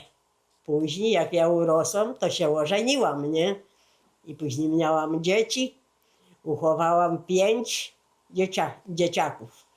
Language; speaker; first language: Polish; early bilingual, heritage; Polish